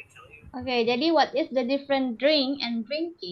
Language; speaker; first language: English; non-native, fluent; Indonesian